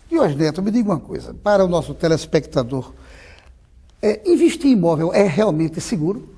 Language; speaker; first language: Portuguese; native; Portuguese